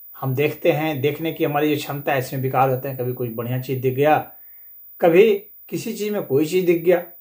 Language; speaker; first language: Hindi; native; Hindi